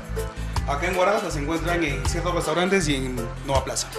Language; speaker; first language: Spanish; native; Spanish